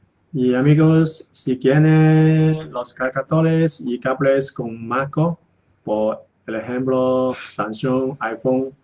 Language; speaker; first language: Spanish; non-native, learner; Chinese